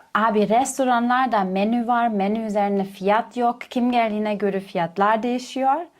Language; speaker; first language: Turkish; non-native, fluent; German